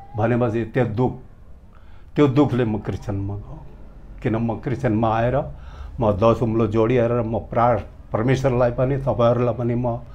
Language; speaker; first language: Nepali; native; Nepali